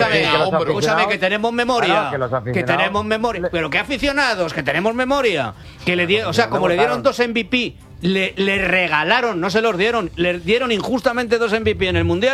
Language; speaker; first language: Spanish; native; Spanish